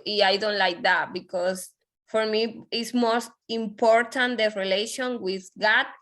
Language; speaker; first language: English; non-native, learner; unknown